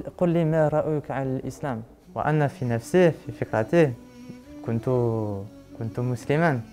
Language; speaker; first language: Arabic; non-native, learner; French